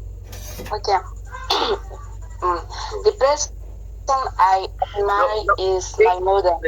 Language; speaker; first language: English; non-native, learner; French